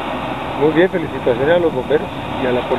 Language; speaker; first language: Spanish; native; Spanish